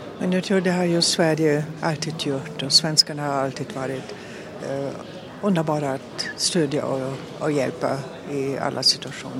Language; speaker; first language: Swedish; non-native, fluent; German